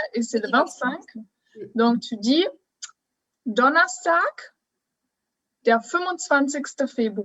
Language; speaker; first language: French; non-native, fluent; German